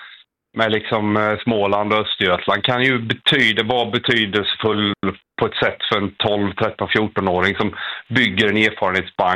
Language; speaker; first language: Swedish; native; Swedish